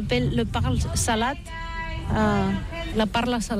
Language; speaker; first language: French; non-native, learner; Catalan